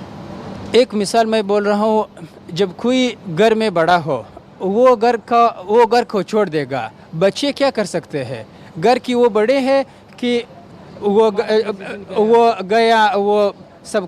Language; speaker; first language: Hindi; non-native, learner; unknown